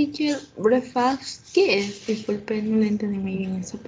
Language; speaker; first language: Spanish; native; Spanish